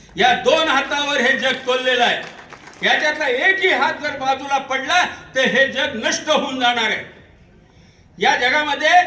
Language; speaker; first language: Marathi; non-native, local second language; Urdu